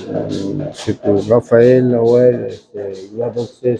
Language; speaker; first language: French; non-native, learner; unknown